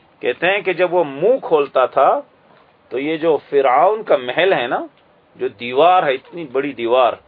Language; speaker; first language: Urdu; native; Urdu